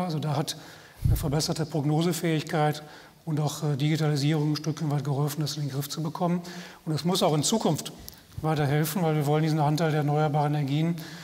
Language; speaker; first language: German; native; German